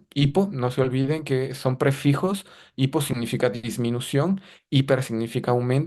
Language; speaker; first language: Spanish; native; Spanish